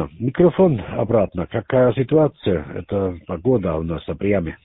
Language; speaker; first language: Russian; non-native, learner; German